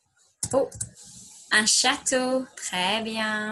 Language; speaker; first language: French; non-native, fluent; English